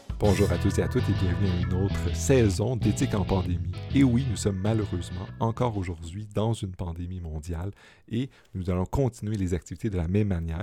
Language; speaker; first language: French; native; French